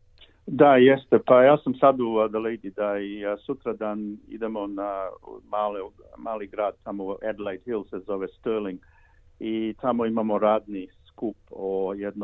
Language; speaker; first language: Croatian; early bilingual, heritage; Croatian